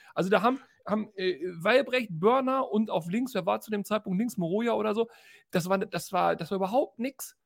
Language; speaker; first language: German; native; German